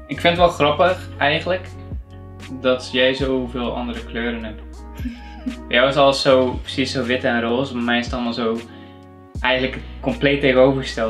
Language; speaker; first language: Dutch; native; Dutch